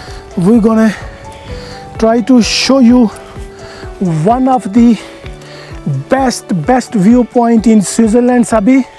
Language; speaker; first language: English; non-native, learner; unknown